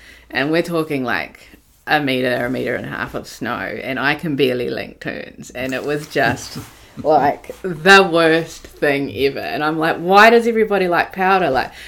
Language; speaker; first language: English; native; English